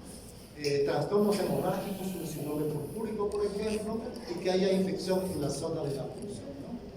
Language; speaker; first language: Spanish; native; Spanish